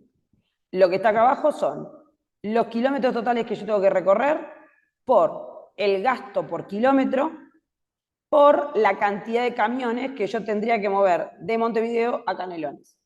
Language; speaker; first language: Spanish; native; Spanish